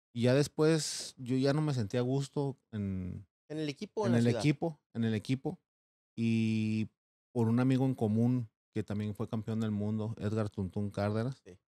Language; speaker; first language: Spanish; native; Spanish